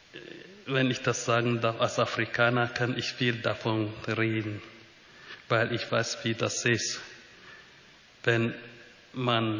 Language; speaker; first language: German; non-native, fluent; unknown